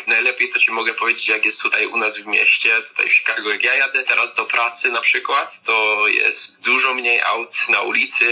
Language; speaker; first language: Polish; early bilingual, heritage; Polish